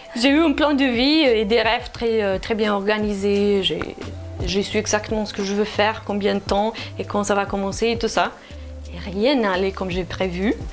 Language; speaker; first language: French; non-native, fluent; Romanian